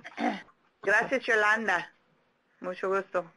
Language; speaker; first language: Spanish; non-native, fluent; English